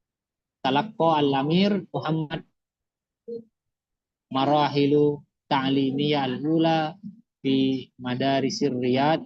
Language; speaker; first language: Arabic; non-native, fluent; Indonesian